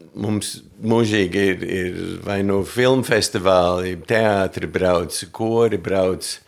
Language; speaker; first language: Latvian; early bilingual, heritage; Latvian